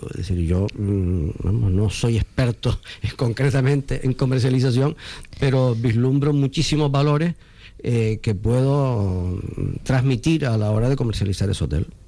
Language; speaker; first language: Spanish; native; Spanish